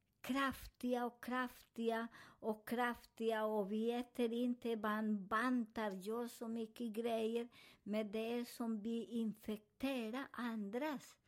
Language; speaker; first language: Swedish; non-native, fluent; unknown